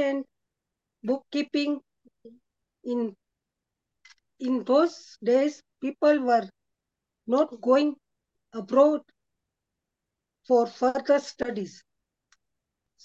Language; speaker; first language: English; non-native, local second language; Gujarati